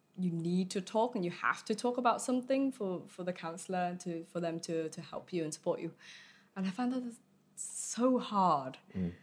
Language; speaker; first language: English; early bilingual, other home language; Vietnamese